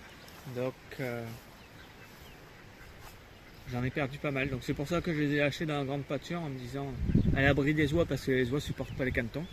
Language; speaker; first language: French; native; French